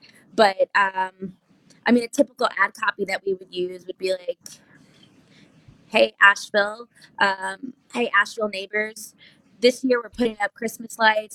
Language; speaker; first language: English; native; English